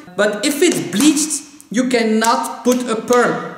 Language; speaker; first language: English; non-native, fluent; Dutch